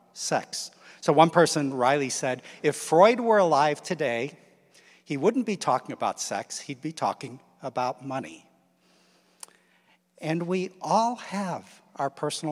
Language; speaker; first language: English; native; English